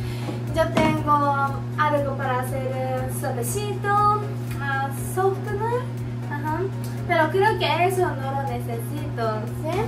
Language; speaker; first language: Spanish; non-native, learner; Japanese